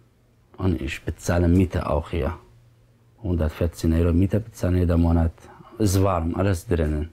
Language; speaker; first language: German; non-native, learner; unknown